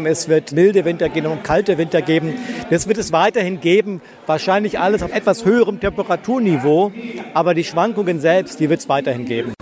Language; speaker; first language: German; native; German